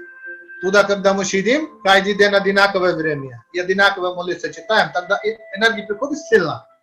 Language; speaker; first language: Russian; non-native, learner; Hindi